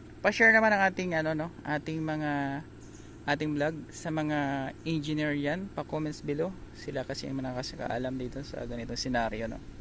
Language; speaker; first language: Filipino; non-native, local second language; Hiligaynon